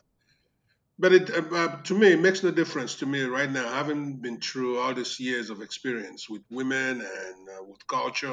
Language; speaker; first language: English; non-native, local second language; Igbo